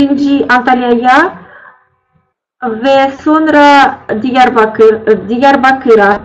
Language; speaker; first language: Turkish; non-native, learner; Russian